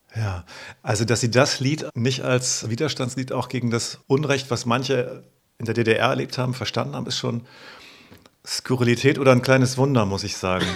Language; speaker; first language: German; native; German